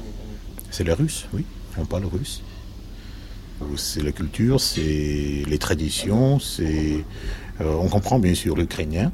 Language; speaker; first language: French; non-native, fluent; Russian